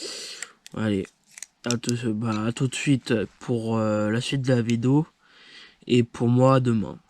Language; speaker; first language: French; native; French